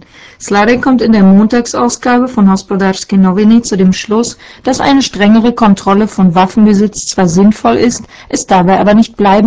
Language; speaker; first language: German; native; German